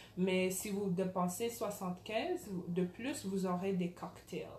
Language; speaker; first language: French; early bilingual, other home language; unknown